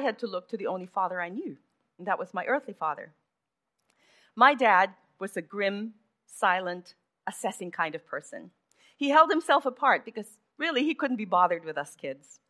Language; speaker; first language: English; non-native, local second language; Filipino